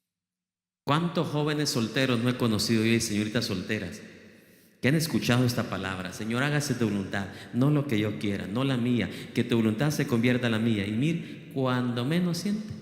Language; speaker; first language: Spanish; native; Spanish